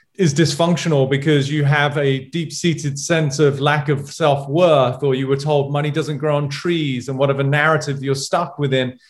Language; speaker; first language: English; native; English